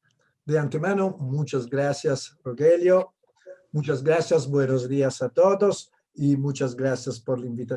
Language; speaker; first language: Spanish; non-native, fluent; Italian